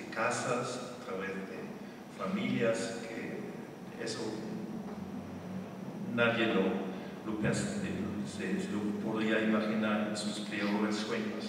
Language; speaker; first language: Spanish; non-native, fluent; German